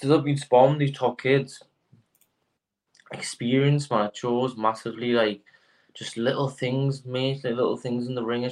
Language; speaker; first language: English; native; English